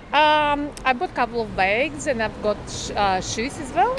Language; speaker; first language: English; non-native, fluent; Russian